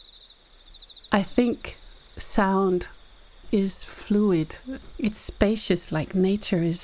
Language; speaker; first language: English; native; English